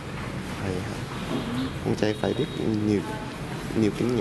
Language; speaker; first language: Vietnamese; non-native, fluent; Japanese